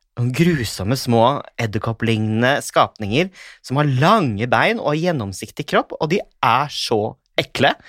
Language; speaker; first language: Norwegian; native; Norwegian